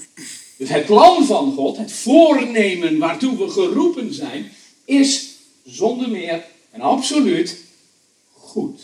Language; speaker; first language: Dutch; native; Dutch